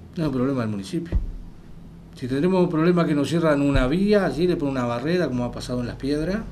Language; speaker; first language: Spanish; native; Spanish